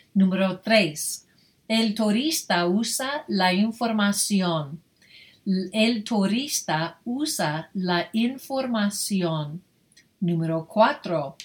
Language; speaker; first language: Spanish; non-native, fluent; English